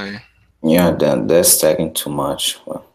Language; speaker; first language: English; non-native, fluent; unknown